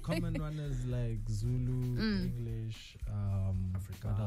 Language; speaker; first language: English; non-native, local second language; Zulu